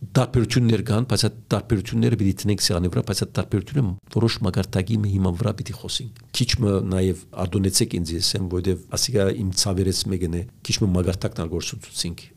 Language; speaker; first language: Armenian; early bilingual, heritage; Armenian